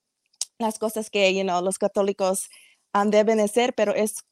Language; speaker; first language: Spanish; early bilingual, heritage; English